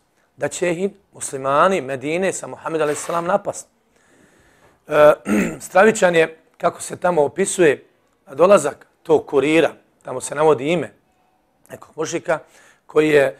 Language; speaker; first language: Serbian; native; Serbian